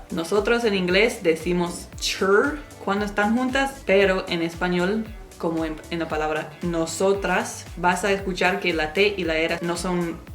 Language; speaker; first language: Spanish; non-native, fluent; English